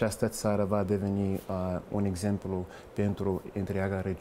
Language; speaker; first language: Romanian; non-native, fluent; English